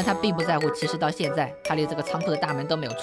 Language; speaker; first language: Chinese; native; Chinese